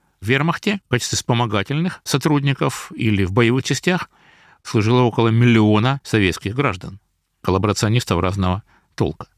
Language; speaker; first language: Russian; native; Russian